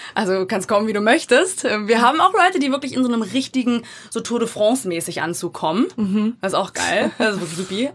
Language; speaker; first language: German; native; German